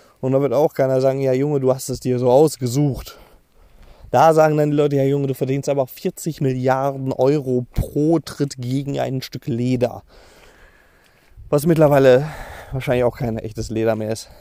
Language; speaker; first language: German; native; German